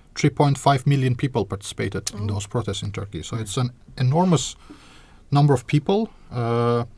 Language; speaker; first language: English; non-native, fluent; Azerbaijani